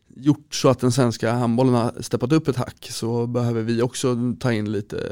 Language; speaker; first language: Swedish; native; Swedish